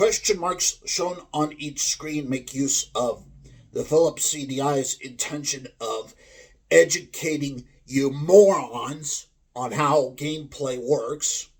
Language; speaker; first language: English; native; English